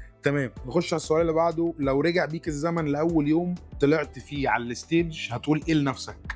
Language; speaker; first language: Arabic; native; Arabic